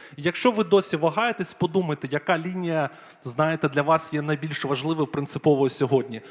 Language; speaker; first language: Ukrainian; non-native, local second language; Russian